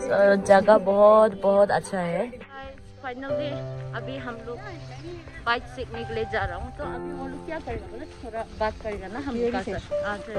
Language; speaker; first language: Hindi; non-native, local second language; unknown